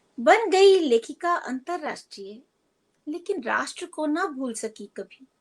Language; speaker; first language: Hindi; native; Hindi